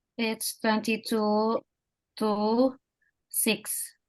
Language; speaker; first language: English; non-native, learner; Indonesian